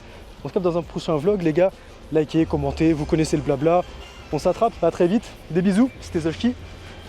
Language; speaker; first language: French; native; French